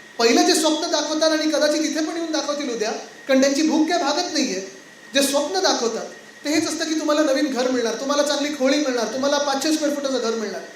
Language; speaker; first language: Marathi; native; Marathi